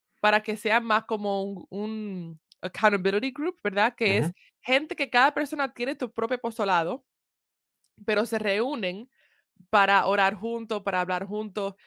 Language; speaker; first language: Spanish; early bilingual, heritage; Spanish